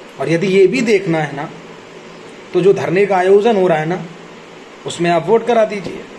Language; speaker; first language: Hindi; native; Hindi